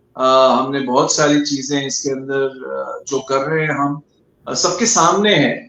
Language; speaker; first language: Urdu; native; Urdu